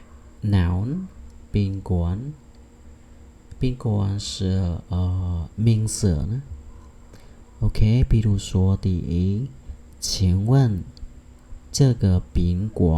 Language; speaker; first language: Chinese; non-native, fluent; Khmer